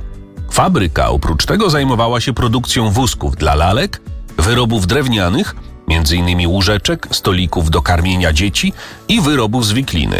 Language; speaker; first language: Polish; native; Polish